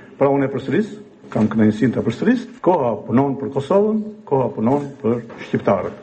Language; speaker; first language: Albanian; native; Albanian